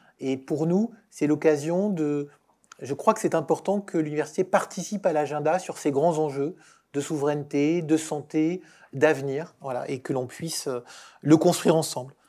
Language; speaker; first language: French; native; French